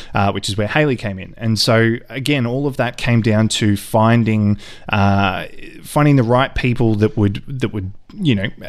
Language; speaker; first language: English; native; English